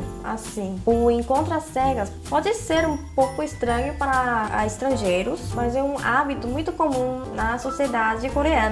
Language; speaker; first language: Portuguese; non-native, fluent; Korean